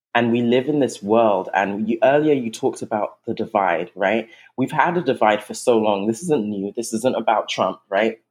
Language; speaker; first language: English; native; English